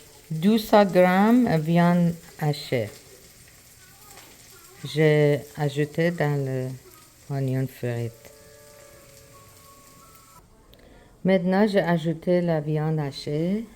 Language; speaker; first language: French; non-native, learner; Persian